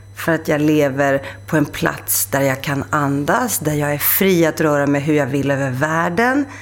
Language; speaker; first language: Swedish; early bilingual, other home language; Greek